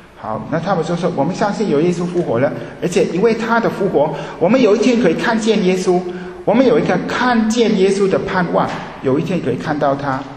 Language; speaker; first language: Chinese; early bilingual, heritage; Chinese